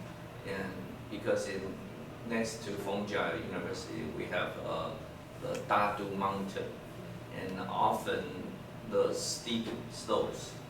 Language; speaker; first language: English; non-native, fluent; Chinese